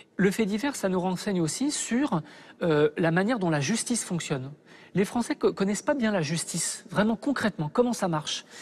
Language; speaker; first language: French; native; French